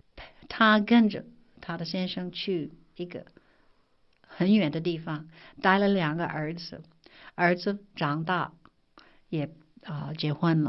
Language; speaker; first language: Chinese; non-native, fluent; English